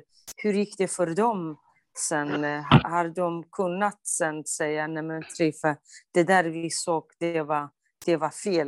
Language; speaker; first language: Swedish; non-native, fluent; Kurdish